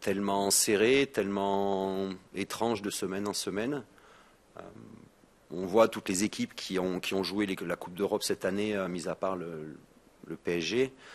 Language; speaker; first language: French; native; French